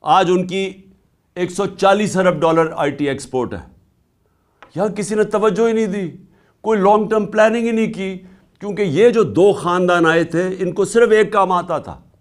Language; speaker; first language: Urdu; native; Urdu